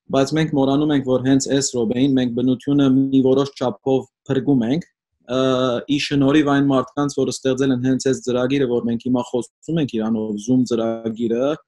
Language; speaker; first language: Armenian; early bilingual, heritage; Armenian